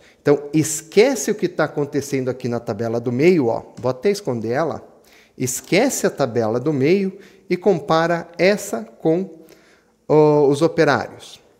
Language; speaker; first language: Portuguese; native; Portuguese